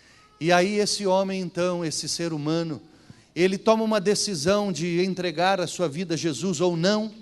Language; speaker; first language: Portuguese; native; Portuguese